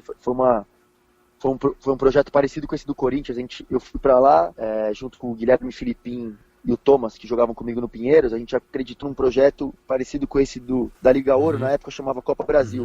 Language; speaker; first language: Portuguese; native; Portuguese